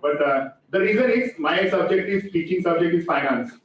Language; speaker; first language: English; non-native, local second language; Marathi